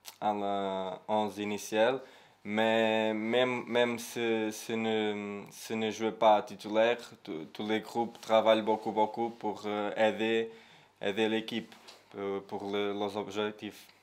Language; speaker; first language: French; non-native, learner; Portuguese